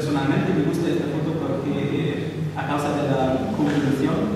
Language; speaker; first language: Spanish; non-native, learner; Arabic